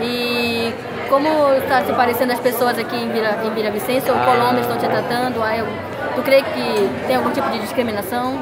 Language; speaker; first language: Portuguese; non-native, learner; Spanish